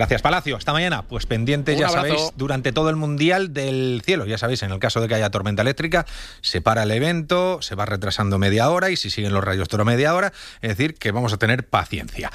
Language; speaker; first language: Spanish; native; Spanish